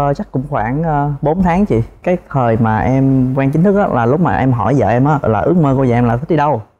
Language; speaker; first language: Vietnamese; native; Vietnamese